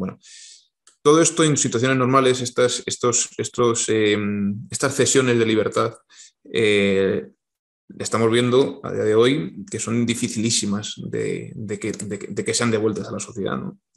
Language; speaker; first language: Spanish; native; Spanish